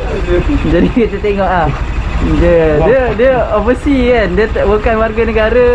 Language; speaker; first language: Malay; native; Malay